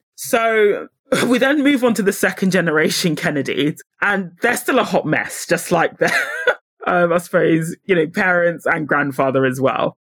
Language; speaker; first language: English; native; English